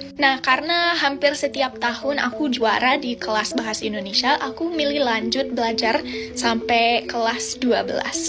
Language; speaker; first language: Indonesian; non-native, fluent; English